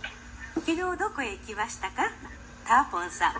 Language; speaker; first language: Japanese; non-native, learner; Filipino